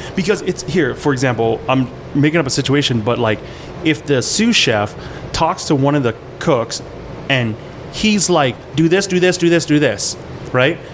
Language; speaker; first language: English; early bilingual, other home language; Hmong